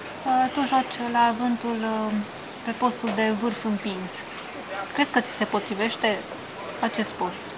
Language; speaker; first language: Romanian; native; Romanian